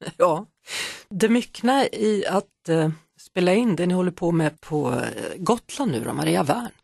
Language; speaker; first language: Swedish; native; Swedish